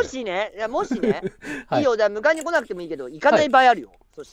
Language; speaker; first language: Japanese; native; Japanese